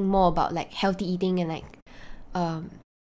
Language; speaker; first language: English; non-native, local second language; Chinese